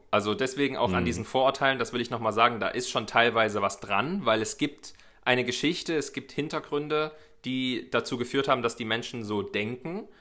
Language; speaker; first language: German; native; German